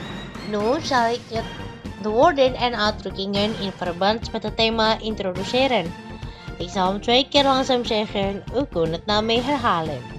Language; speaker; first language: Dutch; non-native, fluent; Indonesian